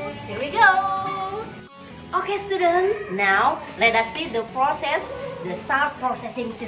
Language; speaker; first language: English; non-native, learner; Indonesian